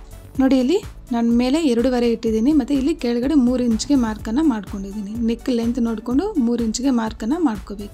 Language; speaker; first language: Kannada; native; Kannada